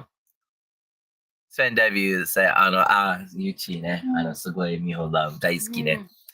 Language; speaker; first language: Japanese; non-native, learner; English